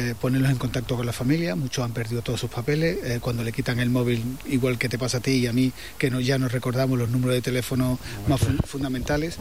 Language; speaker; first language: Spanish; native; Spanish